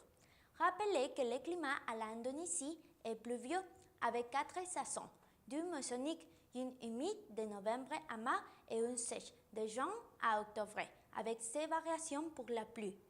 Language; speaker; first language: French; non-native, learner; Spanish